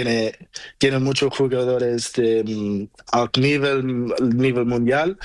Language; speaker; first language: Spanish; non-native, learner; Portuguese